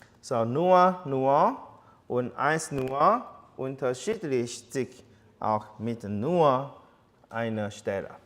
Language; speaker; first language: German; non-native, learner; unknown